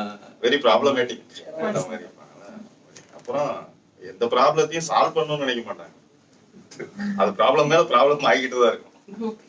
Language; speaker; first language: Tamil; native; Tamil